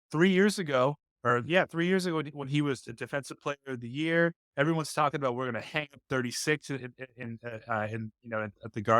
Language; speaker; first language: English; native; English